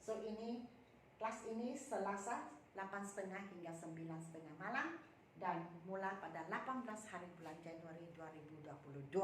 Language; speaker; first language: Malay; non-native, local second language; Min Nan Chinese